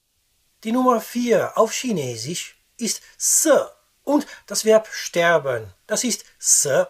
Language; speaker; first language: German; non-native, fluent; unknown